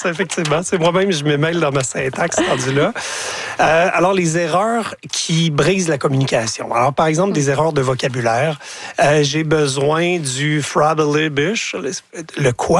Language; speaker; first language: French; native; French